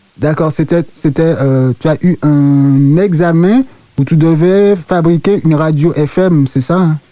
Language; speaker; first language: French; native; French